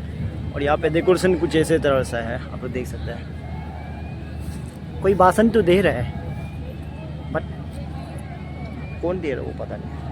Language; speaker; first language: Hindi; non-native, local second language; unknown